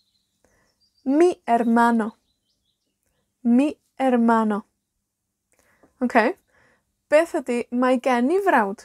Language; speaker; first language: Welsh; native; Welsh